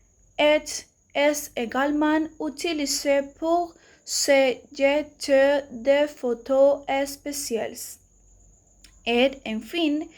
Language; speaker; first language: French; non-native, learner; Spanish